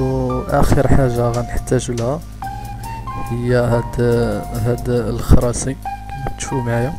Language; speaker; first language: Arabic; native; Arabic